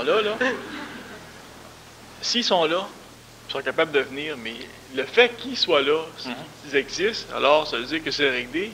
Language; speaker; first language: French; native; French